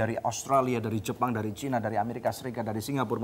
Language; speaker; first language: Indonesian; native; Indonesian